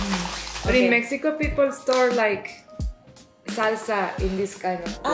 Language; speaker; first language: English; non-native, fluent; Spanish